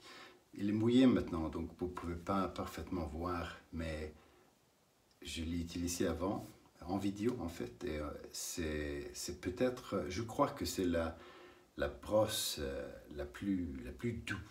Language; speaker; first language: French; non-native, learner; English